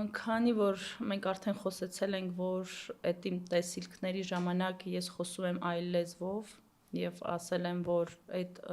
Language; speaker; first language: Armenian; early bilingual, heritage; Armenian